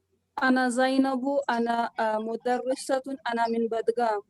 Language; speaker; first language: Arabic; non-native, learner; Kashmiri